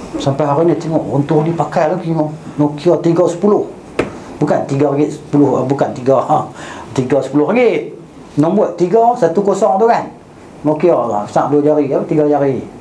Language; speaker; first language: Malay; native; Malay